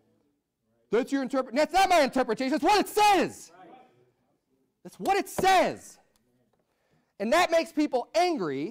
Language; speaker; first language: English; native; English